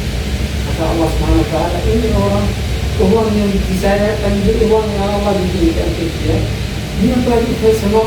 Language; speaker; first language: Indonesian; non-native, learner; Arabic